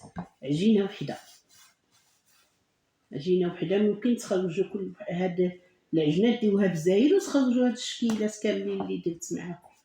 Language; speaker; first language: Arabic; native; Arabic